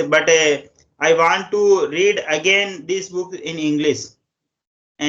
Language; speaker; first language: English; non-native, local second language; Hindi